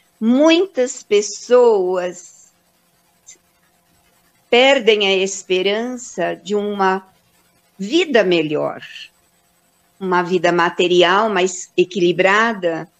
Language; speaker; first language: Portuguese; native; Portuguese